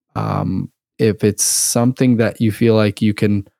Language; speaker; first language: English; early bilingual, other home language; Russian